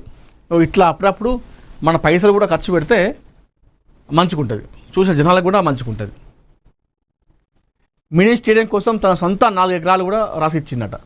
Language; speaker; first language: Telugu; native; Telugu